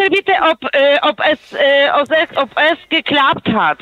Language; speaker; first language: German; non-native, fluent; Polish